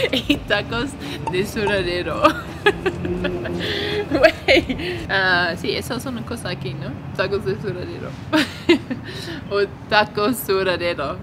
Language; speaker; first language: Spanish; non-native, learner; English